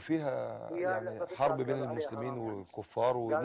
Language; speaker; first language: Arabic; native; Arabic